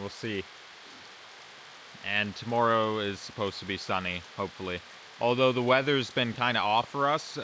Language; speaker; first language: English; native; English